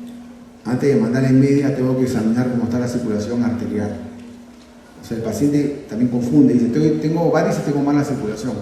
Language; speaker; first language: Spanish; native; Spanish